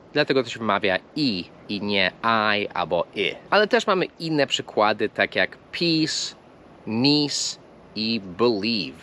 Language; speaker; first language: Polish; non-native, fluent; English